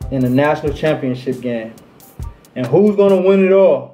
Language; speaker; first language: English; native; English